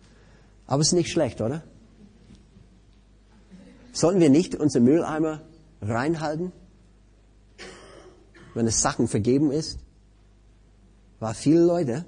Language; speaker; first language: German; non-native, fluent; English